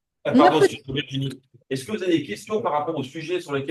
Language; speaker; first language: French; native; French